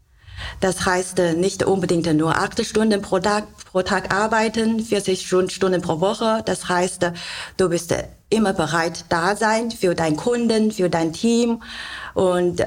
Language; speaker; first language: German; non-native, learner; Chinese